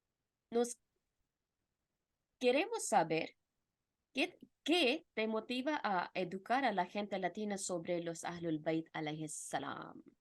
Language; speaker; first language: Spanish; non-native, fluent; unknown